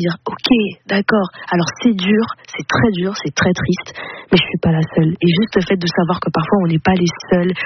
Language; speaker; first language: French; native; French